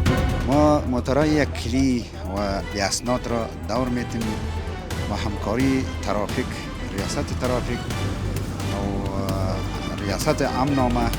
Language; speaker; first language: Persian; non-native, local second language; Pashto